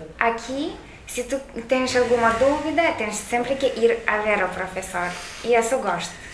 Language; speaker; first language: Portuguese; non-native, learner; Lithuanian